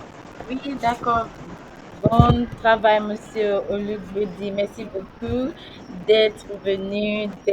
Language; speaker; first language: French; non-native, learner; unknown